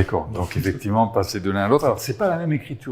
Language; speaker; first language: French; native; French